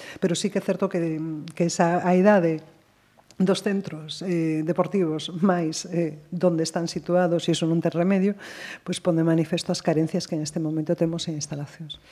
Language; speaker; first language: Galician; native; Galician